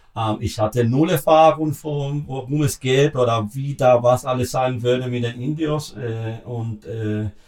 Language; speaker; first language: German; non-native, learner; Spanish